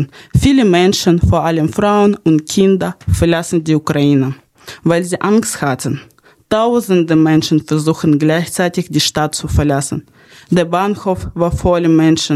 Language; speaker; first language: German; non-native, fluent; Ukrainian